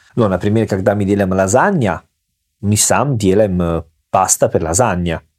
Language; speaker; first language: Russian; non-native, fluent; Italian